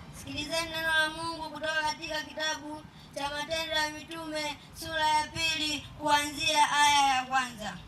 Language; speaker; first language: Swahili; non-native, local second language; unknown